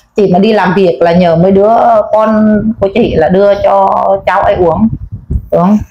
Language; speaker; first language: Vietnamese; non-native, local second language; Eastern Cham